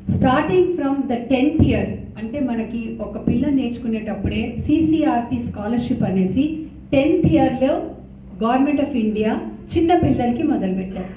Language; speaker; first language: Telugu; non-native, local second language; Hindi